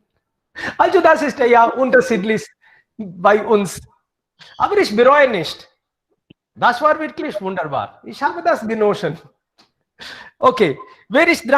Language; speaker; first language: German; non-native, fluent; Hindi